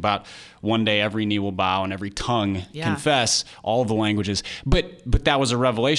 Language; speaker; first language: English; native; English